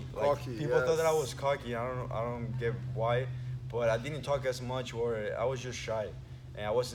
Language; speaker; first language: English; early bilingual, other home language; Spanish